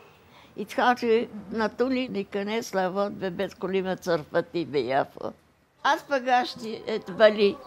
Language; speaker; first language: Hebrew; early bilingual, other home language; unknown